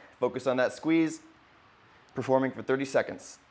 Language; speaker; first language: English; native; English